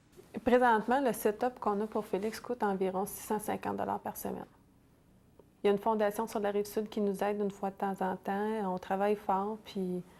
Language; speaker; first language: French; native; French